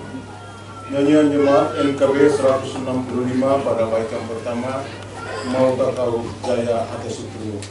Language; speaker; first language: Indonesian; native; Indonesian